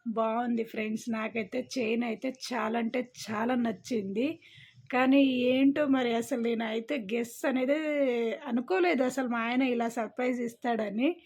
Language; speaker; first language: Telugu; non-native, local second language; Lambadi